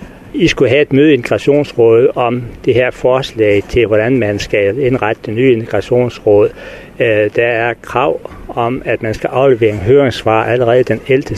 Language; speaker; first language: Danish; native; Danish